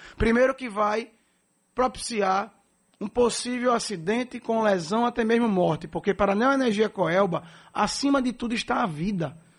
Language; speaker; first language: Portuguese; native; Portuguese